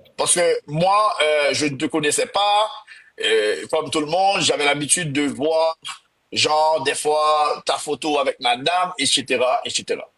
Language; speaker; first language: French; non-native, local second language; Haitian Creole